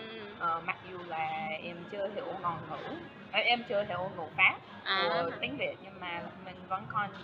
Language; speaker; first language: Vietnamese; non-native, fluent; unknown